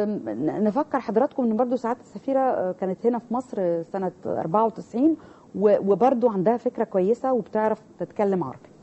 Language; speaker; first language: Arabic; native; Arabic